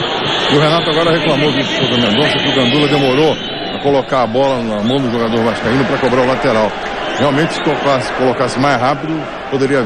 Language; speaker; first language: Portuguese; native; Portuguese